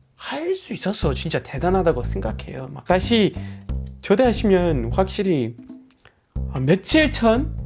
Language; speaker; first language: Korean; non-native, fluent; English